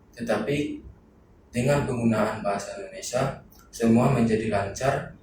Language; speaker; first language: Indonesian; non-native, local second language; Minangkabau